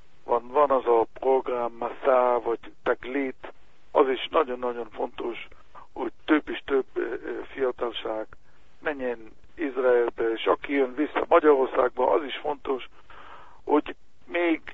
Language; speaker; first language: Hungarian; non-native, learner; Hebrew